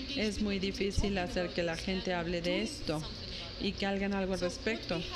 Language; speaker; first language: Spanish; non-native, fluent; Ukrainian